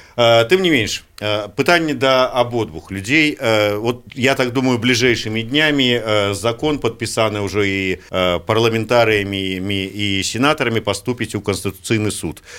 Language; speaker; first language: Belarusian; native; Belarusian